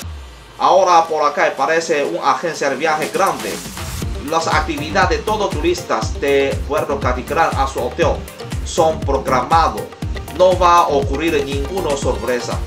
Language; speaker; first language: Spanish; non-native, learner; Chinese